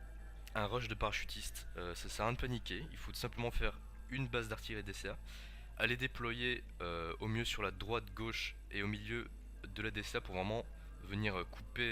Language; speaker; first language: French; native; French